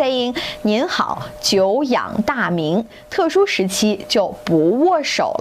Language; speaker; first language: Chinese; native; Chinese